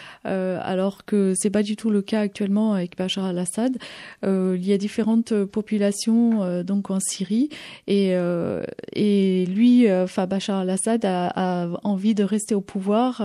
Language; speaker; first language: French; native; French